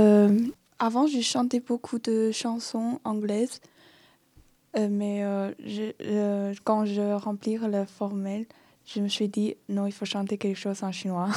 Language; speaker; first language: French; non-native, fluent; Chinese